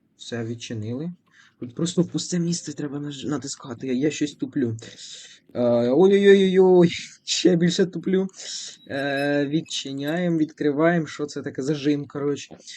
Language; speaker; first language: Ukrainian; non-native, local second language; Russian